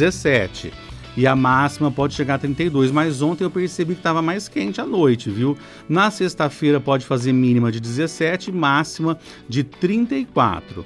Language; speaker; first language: Portuguese; native; Portuguese